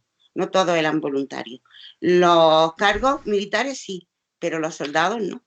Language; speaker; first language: Spanish; native; Spanish